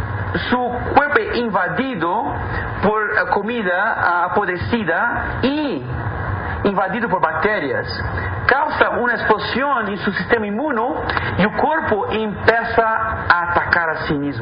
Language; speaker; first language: Spanish; non-native, fluent; Portuguese